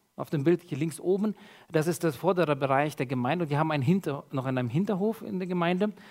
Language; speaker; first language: German; early bilingual, other home language; Russian